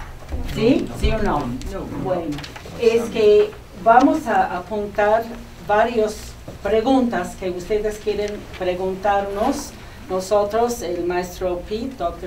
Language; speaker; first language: Spanish; non-native, fluent; English